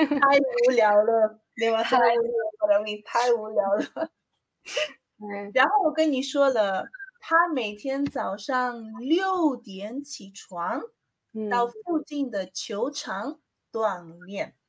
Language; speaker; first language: Chinese; non-native, learner; Spanish